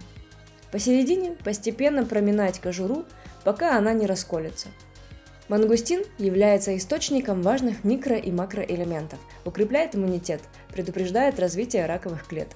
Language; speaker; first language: Russian; native; Russian